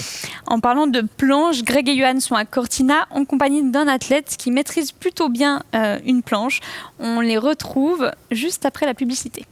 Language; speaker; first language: French; native; French